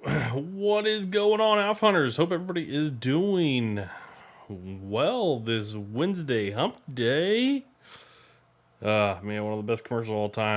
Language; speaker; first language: English; native; English